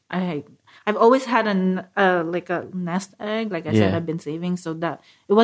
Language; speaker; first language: English; non-native, local second language; Filipino